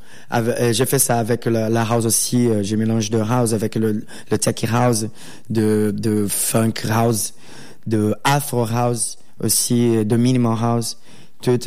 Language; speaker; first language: French; non-native, learner; Portuguese